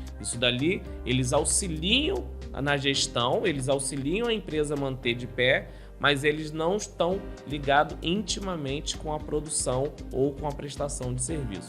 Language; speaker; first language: Portuguese; native; Portuguese